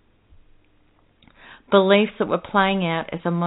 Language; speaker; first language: English; native; English